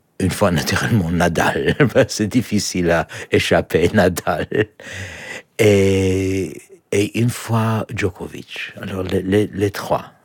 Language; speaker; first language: French; non-native, fluent; English